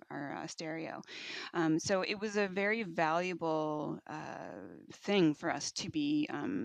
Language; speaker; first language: English; native; English